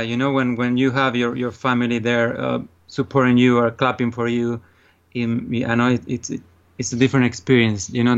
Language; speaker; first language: English; non-native, fluent; Spanish